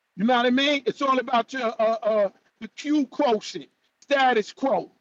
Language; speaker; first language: English; native; English